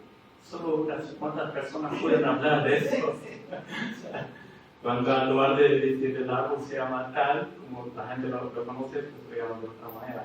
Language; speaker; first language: Spanish; non-native, fluent; Arabic